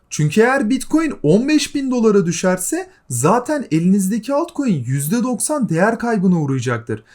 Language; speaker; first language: Turkish; native; Turkish